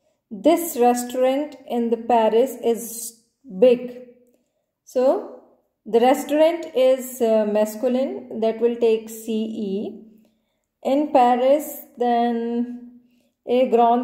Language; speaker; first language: English; non-native, local second language; Punjabi